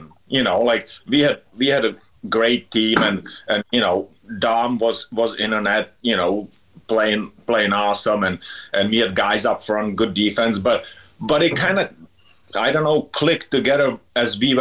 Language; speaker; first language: English; non-native, fluent; Czech